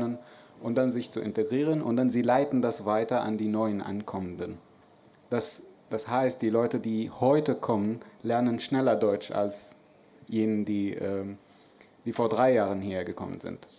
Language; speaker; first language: German; non-native, fluent; Arabic